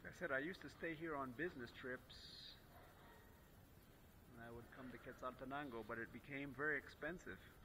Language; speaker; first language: English; native; English